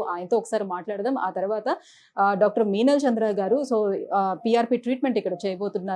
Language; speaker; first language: Telugu; native; Telugu